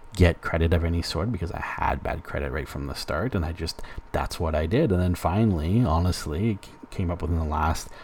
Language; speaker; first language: English; native; English